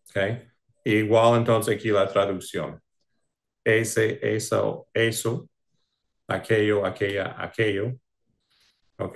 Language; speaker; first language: Spanish; non-native, fluent; English